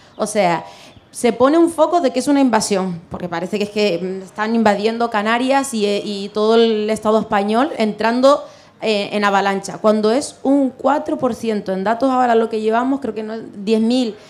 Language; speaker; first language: Spanish; non-native, fluent; Arabic